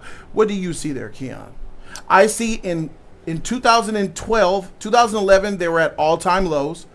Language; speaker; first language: English; native; English